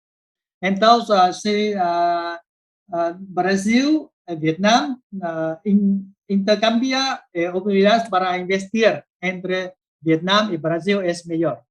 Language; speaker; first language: Spanish; non-native, learner; Vietnamese